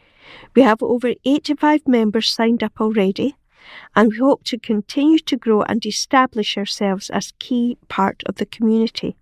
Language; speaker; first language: English; native; English